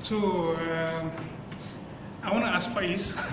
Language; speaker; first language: English; non-native, local second language; Malay